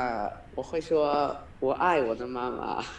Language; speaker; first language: Chinese; early bilingual, heritage; Chinese